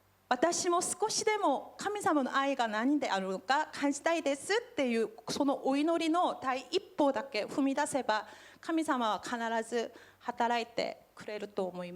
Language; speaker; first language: Japanese; non-native, fluent; Korean